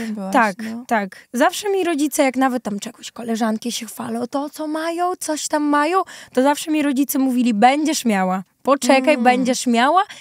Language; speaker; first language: Polish; early bilingual, other home language; Ukrainian